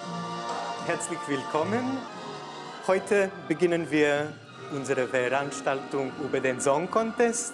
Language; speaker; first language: German; non-native, fluent; English